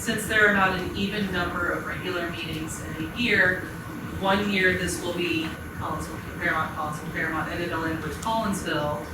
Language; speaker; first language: English; native; English